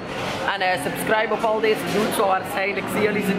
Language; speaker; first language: Dutch; native; Dutch